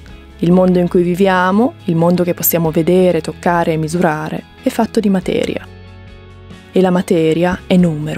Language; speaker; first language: Italian; native; Italian